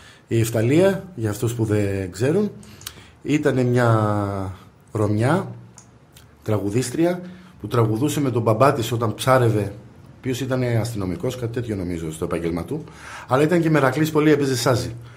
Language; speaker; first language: Greek; native; Greek